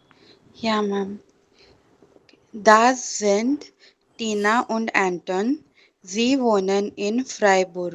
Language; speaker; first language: German; non-native, learner; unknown